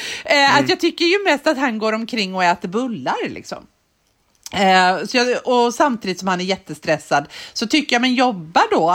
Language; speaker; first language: Swedish; native; Swedish